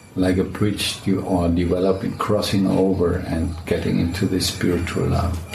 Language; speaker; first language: English; non-native, fluent; German